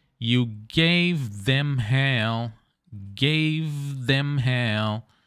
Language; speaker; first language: English; non-native, fluent; Portuguese